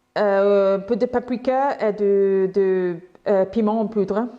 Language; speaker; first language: French; non-native, learner; English